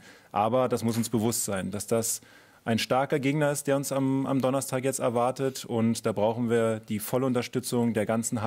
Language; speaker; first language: German; native; German